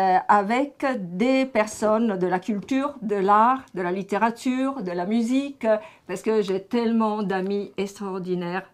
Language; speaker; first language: French; non-native, fluent; Italian